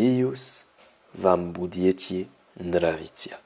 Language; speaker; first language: Russian; non-native, learner; French